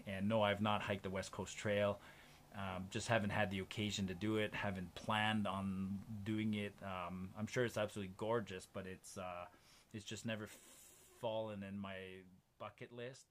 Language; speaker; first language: English; non-native, local second language; French